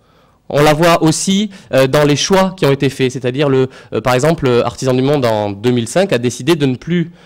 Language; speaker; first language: French; native; French